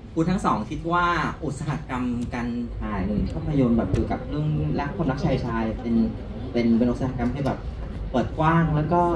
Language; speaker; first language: Thai; non-native, fluent; Vietnamese